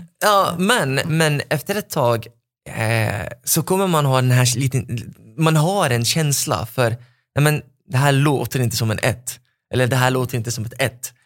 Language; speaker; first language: Swedish; non-native, fluent; Arabic